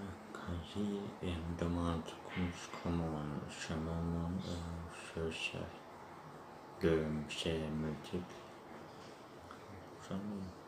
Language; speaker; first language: French; non-native, learner; Turkish